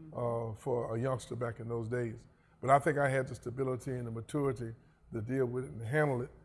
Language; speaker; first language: English; native; English